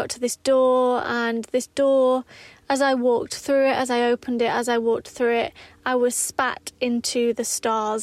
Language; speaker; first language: English; native; English